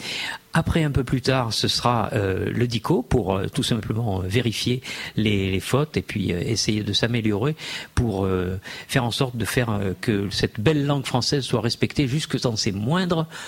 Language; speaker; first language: French; native; French